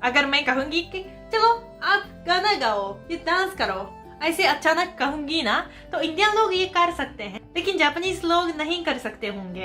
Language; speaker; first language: Hindi; non-native, fluent; Japanese